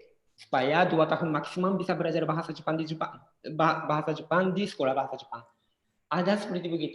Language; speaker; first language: Indonesian; non-native, fluent; Japanese